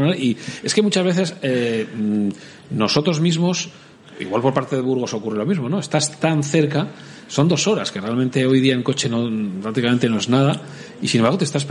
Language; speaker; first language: Spanish; native; Spanish